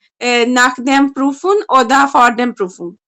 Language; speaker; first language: German; non-native, learner; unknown